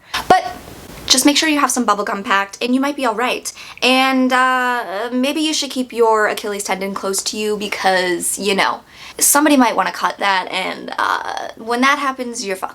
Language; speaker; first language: English; native; English